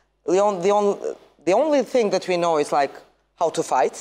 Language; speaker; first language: English; non-native, fluent; Albanian